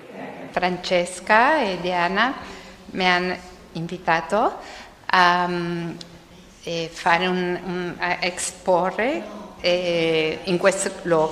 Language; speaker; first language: Italian; non-native, learner; Spanish